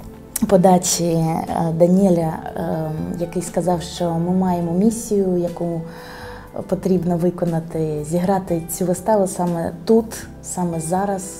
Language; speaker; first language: Ukrainian; native; Ukrainian